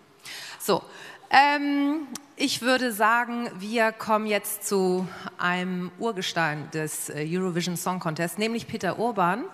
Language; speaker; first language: German; native; German